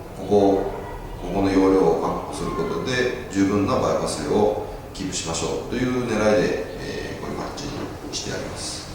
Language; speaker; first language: Japanese; native; Japanese